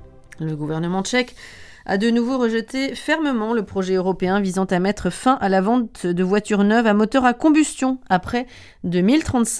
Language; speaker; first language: French; native; French